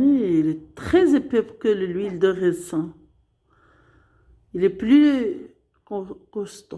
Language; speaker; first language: French; non-native, local second language; Arabic